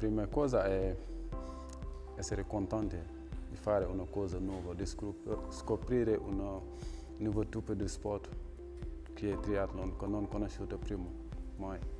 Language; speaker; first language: Italian; non-native, learner; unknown